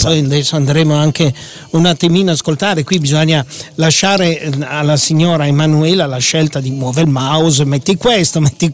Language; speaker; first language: Italian; native; Italian